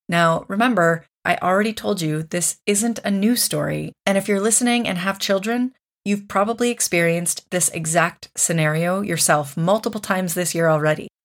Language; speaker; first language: English; native; English